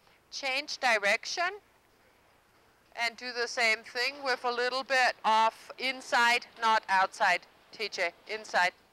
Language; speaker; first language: English; non-native, fluent; German